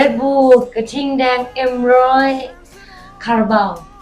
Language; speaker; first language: English; non-native, learner; Thai